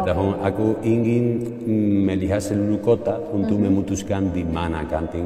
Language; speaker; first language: Indonesian; non-native, learner; Spanish